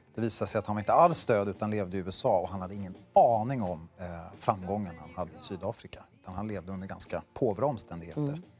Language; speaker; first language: Swedish; native; Swedish